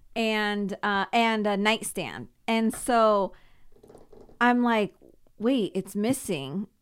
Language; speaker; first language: English; native; English